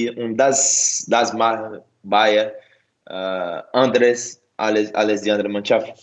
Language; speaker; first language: German; non-native, learner; Portuguese